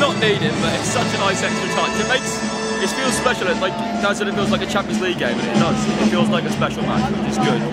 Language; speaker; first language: English; native; English